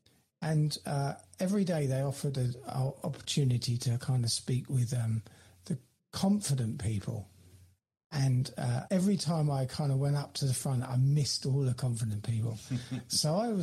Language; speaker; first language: English; native; English